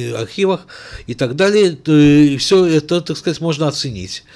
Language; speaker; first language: Russian; native; Russian